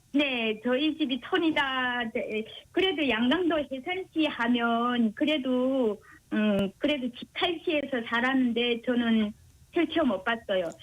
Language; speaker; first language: Korean; native; Korean